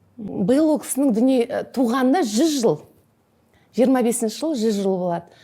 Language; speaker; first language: Kazakh; native; Kazakh